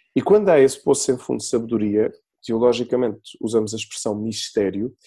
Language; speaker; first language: Portuguese; native; Portuguese